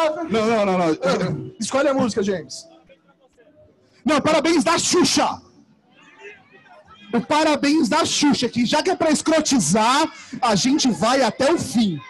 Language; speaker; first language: Portuguese; native; Portuguese